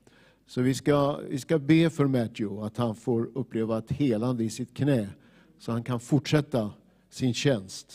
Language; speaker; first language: Swedish; native; Swedish